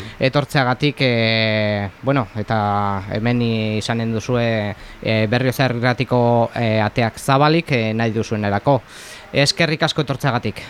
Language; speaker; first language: Basque; non-native, local second language; Spanish